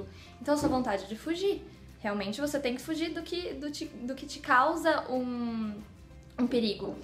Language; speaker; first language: Portuguese; native; Portuguese